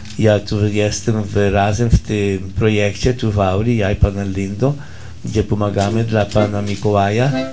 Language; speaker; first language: Polish; early bilingual, heritage; Polish